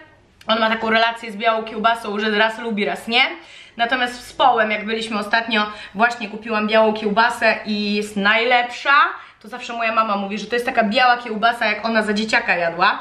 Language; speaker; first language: Polish; native; Polish